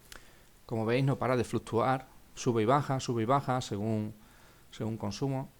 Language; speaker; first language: Spanish; native; Spanish